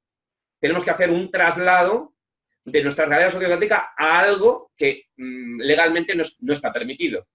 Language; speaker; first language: Spanish; native; Spanish